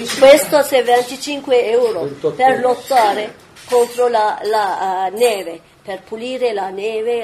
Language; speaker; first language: Italian; non-native, learner; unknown